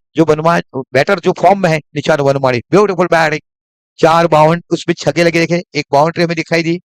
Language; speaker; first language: Hindi; non-native, local second language; Marathi